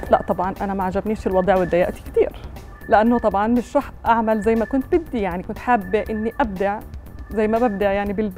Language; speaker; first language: Arabic; native; Arabic